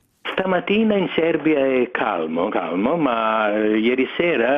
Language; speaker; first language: Italian; non-native, fluent; Serbian